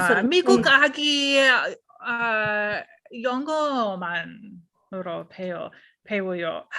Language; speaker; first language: Korean; non-native, learner; English